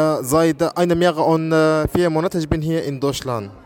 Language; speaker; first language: German; non-native, learner; Arabic